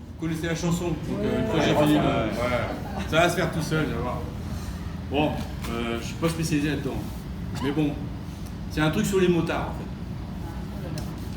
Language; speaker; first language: French; native; French